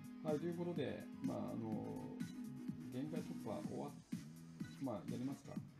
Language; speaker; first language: Japanese; native; Japanese